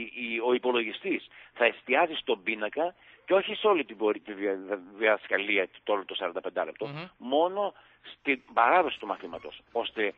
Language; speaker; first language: Greek; native; Greek